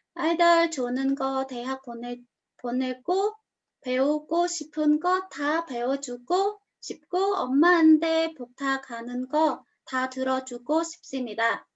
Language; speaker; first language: Korean; non-native, learner; Khmer